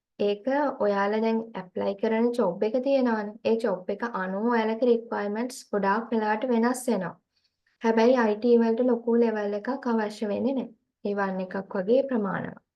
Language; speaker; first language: Sinhala; native; Sinhala